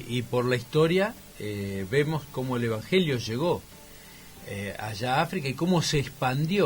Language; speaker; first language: Spanish; native; Spanish